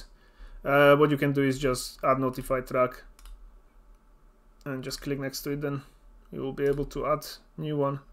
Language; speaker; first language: English; non-native, fluent; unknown